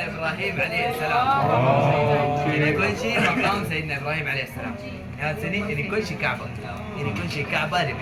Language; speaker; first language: Indonesian; non-native, learner; Arabic